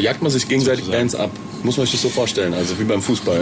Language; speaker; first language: German; native; German